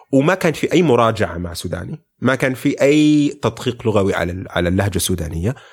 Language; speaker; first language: Arabic; early bilingual, heritage; Arabic